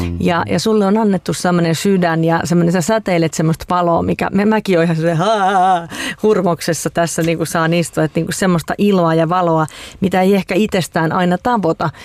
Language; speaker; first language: Finnish; native; Finnish